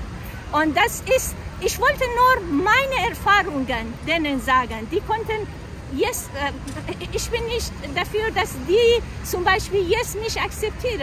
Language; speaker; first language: German; non-native, fluent; Persian